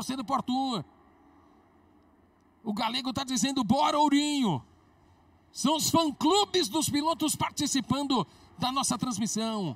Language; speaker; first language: Portuguese; native; Portuguese